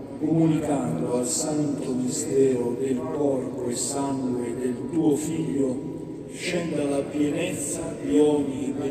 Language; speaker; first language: Italian; non-native, fluent; Igbo